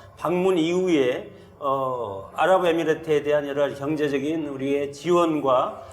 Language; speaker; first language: Korean; native; Korean